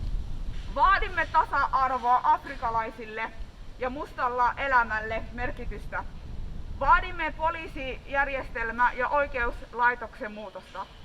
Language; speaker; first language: Finnish; early bilingual, other home language; Somali